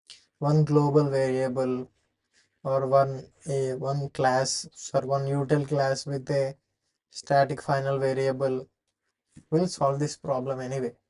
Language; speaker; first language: English; non-native, fluent; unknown